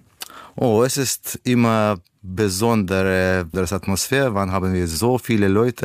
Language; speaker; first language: German; non-native, learner; Russian